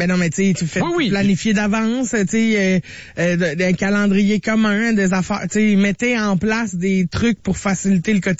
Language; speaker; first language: French; native; French